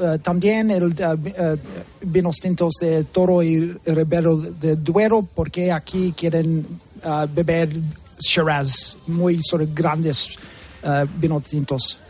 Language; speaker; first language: Spanish; early bilingual, heritage; English